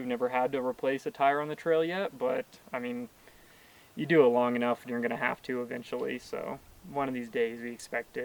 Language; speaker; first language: English; native; English